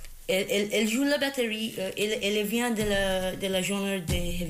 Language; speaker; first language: French; non-native, learner; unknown